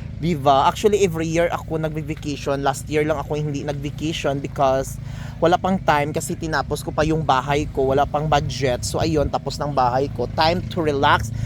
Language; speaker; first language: Filipino; non-native, local second language; Cebuano